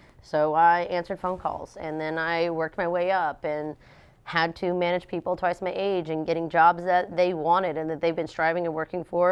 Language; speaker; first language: English; native; English